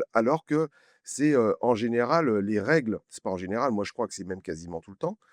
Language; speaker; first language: French; native; French